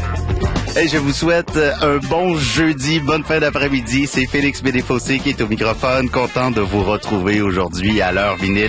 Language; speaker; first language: French; native; French